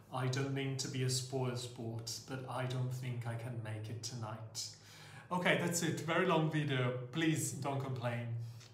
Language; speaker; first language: English; non-native, fluent; Italian